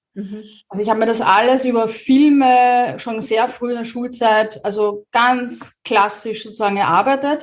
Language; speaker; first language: German; native; German